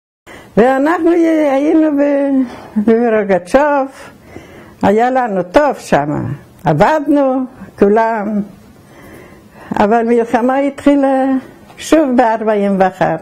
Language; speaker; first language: Hebrew; non-native, fluent; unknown